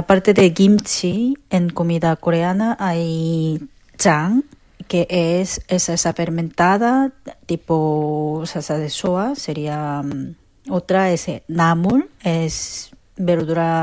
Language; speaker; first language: Spanish; non-native, fluent; Korean